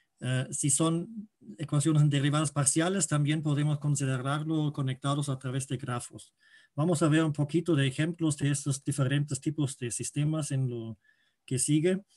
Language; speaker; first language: Spanish; non-native, fluent; German